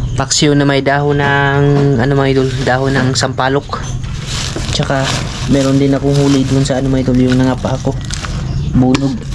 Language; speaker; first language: Filipino; non-native, local second language; Cebuano